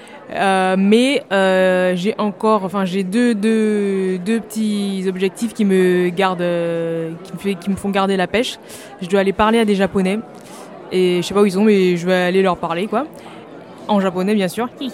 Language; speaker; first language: French; native; French